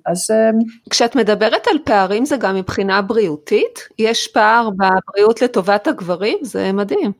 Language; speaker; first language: Hebrew; non-native, fluent; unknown